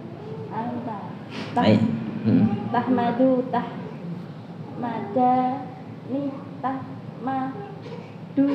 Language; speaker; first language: Arabic; non-native, learner; Indonesian